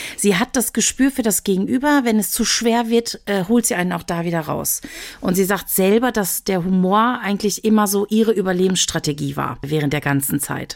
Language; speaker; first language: German; early bilingual, other home language; Turkish